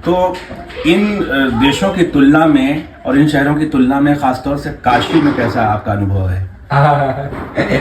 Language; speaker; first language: Hindi; native; Hindi